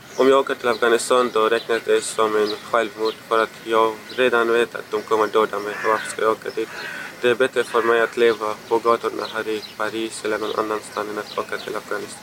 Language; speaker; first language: Swedish; early bilingual, other home language; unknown